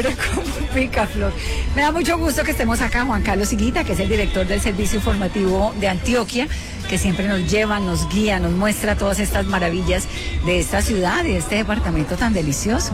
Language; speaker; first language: Spanish; native; Spanish